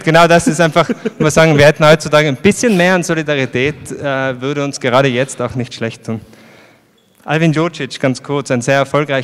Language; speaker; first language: German; native; German